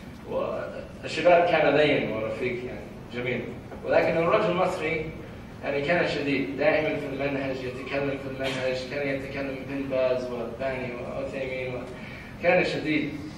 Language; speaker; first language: Arabic; non-native, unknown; English